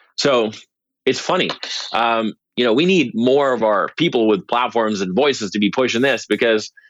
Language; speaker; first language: English; native; English